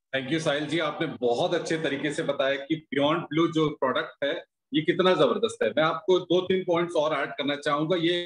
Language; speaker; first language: Hindi; native; Hindi